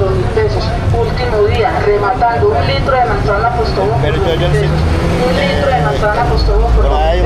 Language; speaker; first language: Spanish; native; Spanish